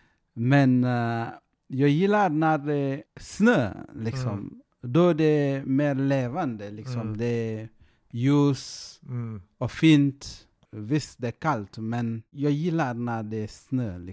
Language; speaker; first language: Swedish; non-native, fluent; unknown